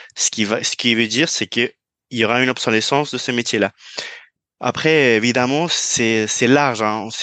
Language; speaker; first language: French; non-native, fluent; Spanish